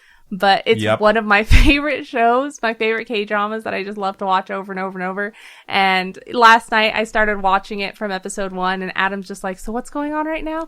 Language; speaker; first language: English; native; English